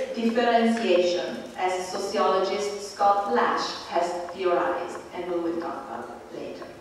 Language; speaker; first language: English; non-native, fluent; Italian